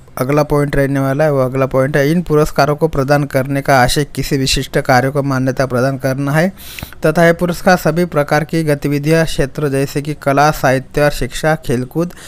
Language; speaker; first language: Hindi; non-native, local second language; Marathi